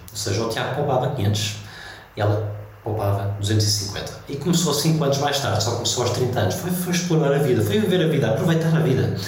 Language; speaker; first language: Portuguese; early bilingual, heritage; Portuguese